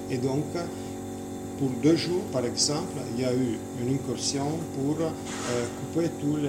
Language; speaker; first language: French; non-native, fluent; Italian